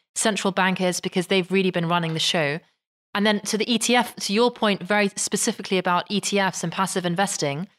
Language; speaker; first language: English; native; English